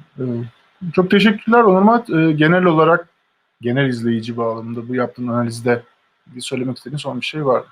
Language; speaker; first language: Turkish; native; Turkish